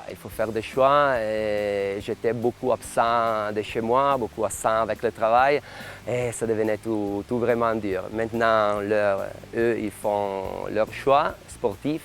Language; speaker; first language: French; non-native, local second language; Italian